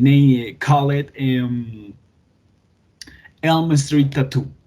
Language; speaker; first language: English; non-native, learner; Spanish